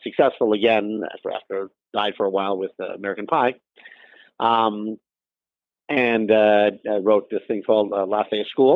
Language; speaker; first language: English; native; English